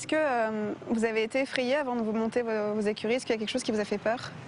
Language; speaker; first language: French; native; French